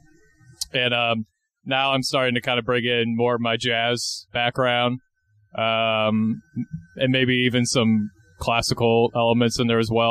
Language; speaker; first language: English; native; English